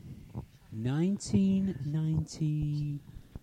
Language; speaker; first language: English; native; English